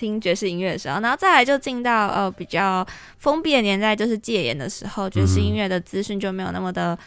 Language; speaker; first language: Chinese; native; Chinese